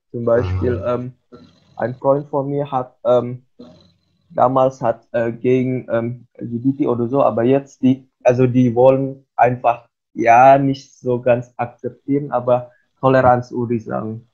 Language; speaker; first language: German; non-native, fluent; Indonesian